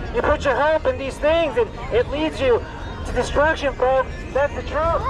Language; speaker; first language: English; early bilingual, other home language; Spanish